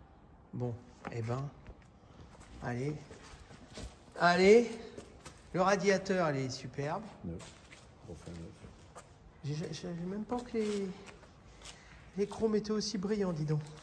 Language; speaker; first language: French; native; French